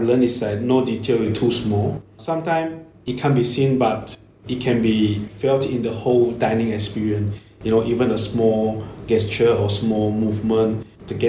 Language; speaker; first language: English; non-native, local second language; Chinese